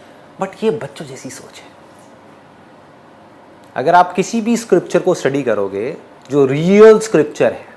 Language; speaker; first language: Hindi; native; Hindi